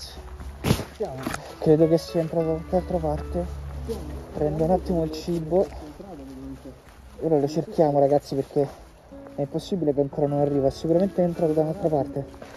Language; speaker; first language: Italian; native; Italian